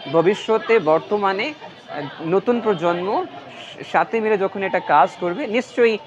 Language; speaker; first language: Bangla; non-native, fluent; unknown